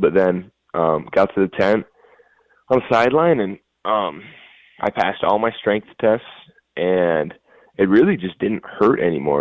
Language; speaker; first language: English; native; English